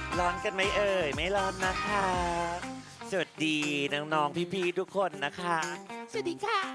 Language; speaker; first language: Thai; native; Thai